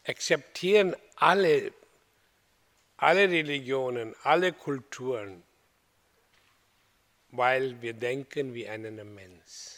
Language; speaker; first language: German; non-native, fluent; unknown